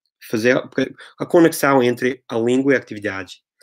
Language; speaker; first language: Portuguese; non-native, fluent; English